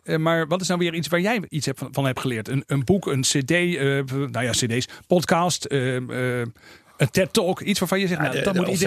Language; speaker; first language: Dutch; native; Dutch